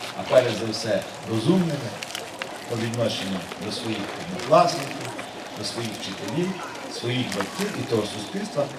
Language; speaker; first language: Ukrainian; native; Ukrainian